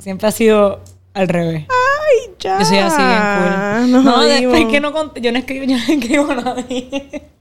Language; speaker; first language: Spanish; native; Spanish